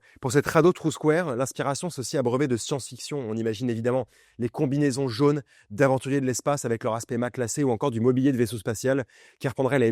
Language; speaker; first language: French; native; French